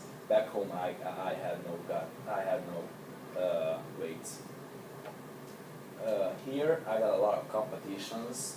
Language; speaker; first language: English; non-native, learner; Hungarian